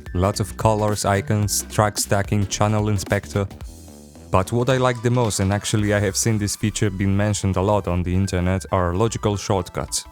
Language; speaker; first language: English; non-native, fluent; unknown